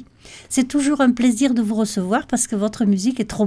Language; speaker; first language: French; native; French